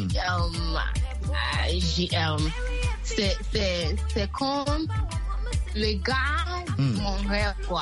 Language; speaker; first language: French; non-native, learner; Akan